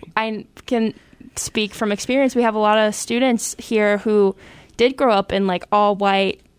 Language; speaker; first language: English; native; English